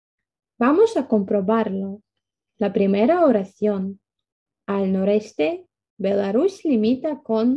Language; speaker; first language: Spanish; non-native, fluent; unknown